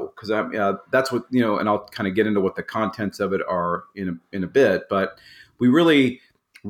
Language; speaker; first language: English; native; English